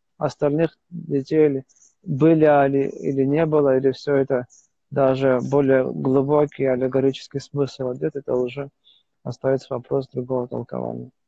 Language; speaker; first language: Russian; non-native, local second language; Armenian